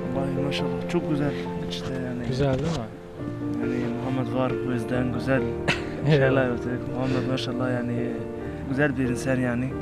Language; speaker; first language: Turkish; non-native, learner; Arabic